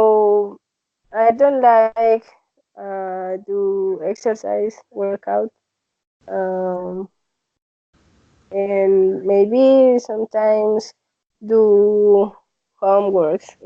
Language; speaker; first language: English; non-native, learner; Spanish